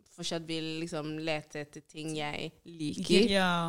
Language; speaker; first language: Norwegian; early bilingual, other home language; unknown